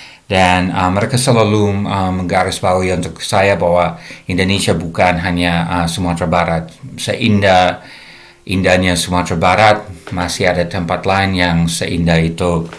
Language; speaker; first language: Indonesian; non-native, fluent; English